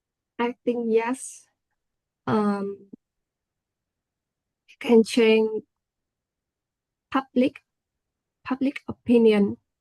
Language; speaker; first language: English; non-native, learner; Vietnamese